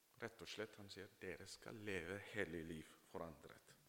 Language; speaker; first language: Norwegian; non-native, fluent; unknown